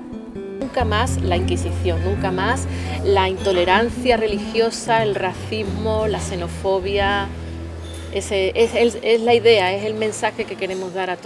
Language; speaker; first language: Spanish; native; Spanish